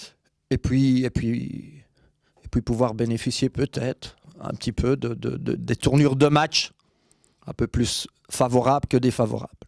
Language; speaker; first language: French; native; French